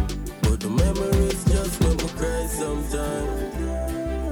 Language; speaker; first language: English; native; English